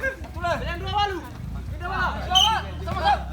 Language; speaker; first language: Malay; non-native, local second language; Nias